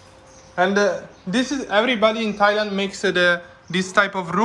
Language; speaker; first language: English; non-native, fluent; Italian